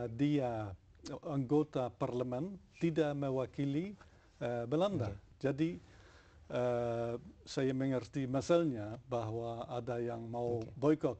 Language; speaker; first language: Indonesian; non-native, fluent; Dutch